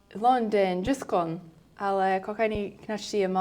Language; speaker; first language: Albanian; early bilingual, heritage; Albanian